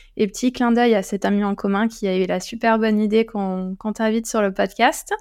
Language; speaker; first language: French; native; French